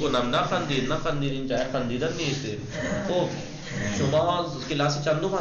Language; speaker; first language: Persian; non-native, fluent; Urdu